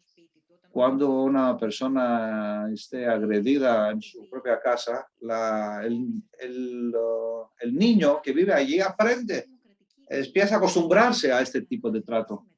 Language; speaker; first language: Spanish; non-native, fluent; Greek